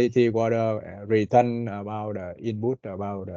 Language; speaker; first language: English; non-native, learner; Vietnamese